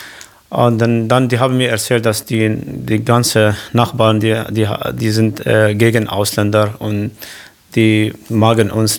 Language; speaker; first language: German; non-native, learner; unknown